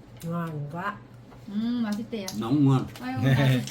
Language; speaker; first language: Korean; non-native, learner; Vietnamese